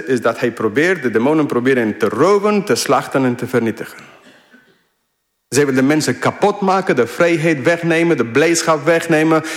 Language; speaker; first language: Dutch; non-native, fluent; English